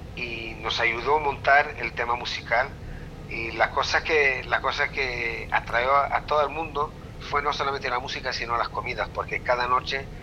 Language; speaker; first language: Spanish; non-native, fluent; Hebrew